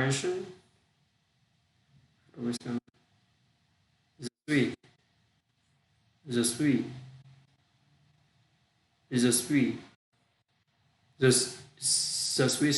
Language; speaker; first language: French; non-native, learner; Vietnamese